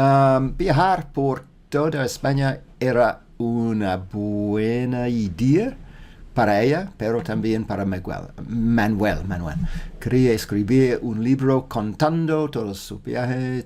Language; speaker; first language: Spanish; non-native, learner; English